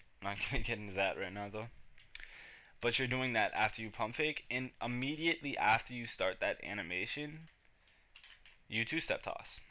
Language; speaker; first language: English; native; English